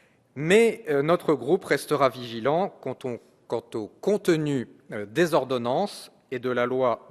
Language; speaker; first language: French; native; French